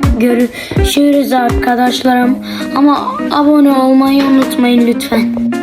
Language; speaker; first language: Turkish; non-native, learner; Arabic